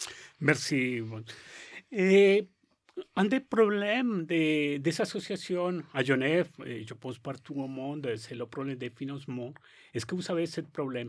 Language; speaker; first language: French; non-native, learner; Spanish